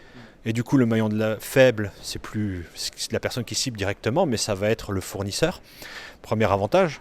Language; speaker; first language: French; native; French